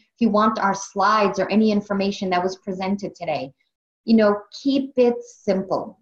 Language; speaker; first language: English; native; English